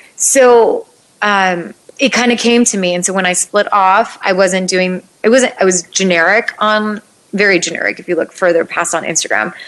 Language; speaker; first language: English; native; English